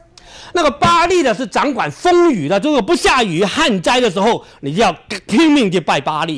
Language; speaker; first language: Chinese; native; Chinese